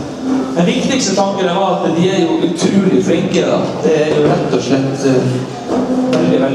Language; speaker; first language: Norwegian; native; Norwegian